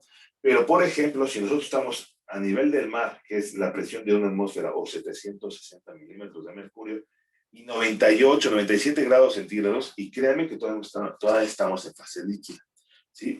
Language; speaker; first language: Spanish; native; Spanish